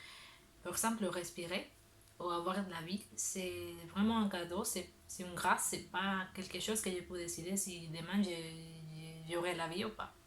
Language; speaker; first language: French; non-native, learner; Spanish